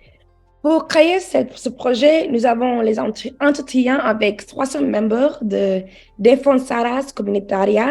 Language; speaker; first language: French; non-native, learner; English